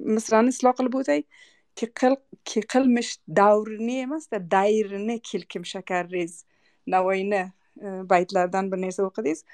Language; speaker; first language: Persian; non-native, local second language; Uzbek